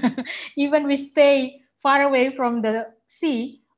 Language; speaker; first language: English; non-native, fluent; Indonesian